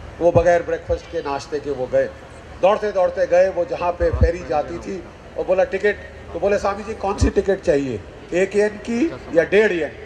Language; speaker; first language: Hindi; native; Hindi